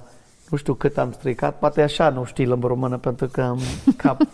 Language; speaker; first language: Romanian; non-native, learner; English